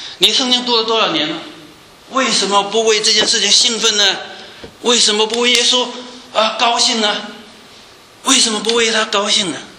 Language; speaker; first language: Chinese; native; Chinese